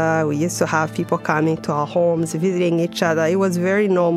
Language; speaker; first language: English; non-native, local second language; Kinyarwanda